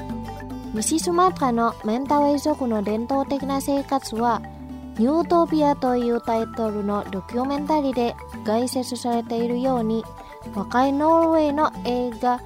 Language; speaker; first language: Japanese; non-native, fluent; Indonesian